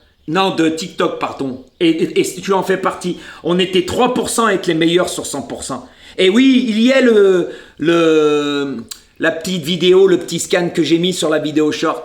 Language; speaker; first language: French; native; French